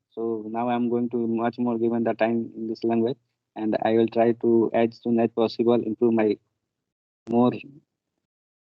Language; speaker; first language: English; non-native, learner; Hindi